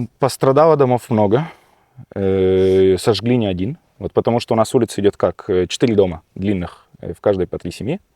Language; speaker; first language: Russian; early bilingual, heritage; Russian